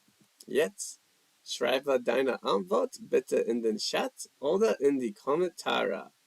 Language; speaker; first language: German; non-native, learner; English